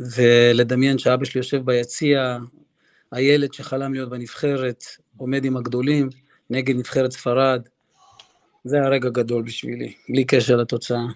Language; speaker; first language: Hebrew; early bilingual, other home language; Russian